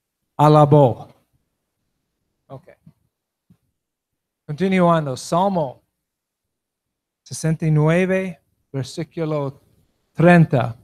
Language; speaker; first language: Spanish; non-native, learner; English